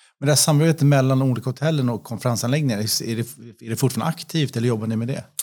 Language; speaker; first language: Swedish; native; Swedish